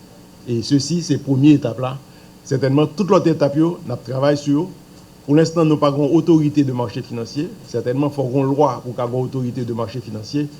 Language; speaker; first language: French; non-native, local second language; Haitian Creole